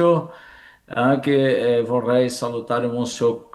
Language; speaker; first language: Italian; non-native, fluent; Portuguese